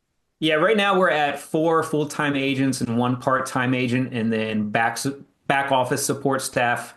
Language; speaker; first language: English; native; English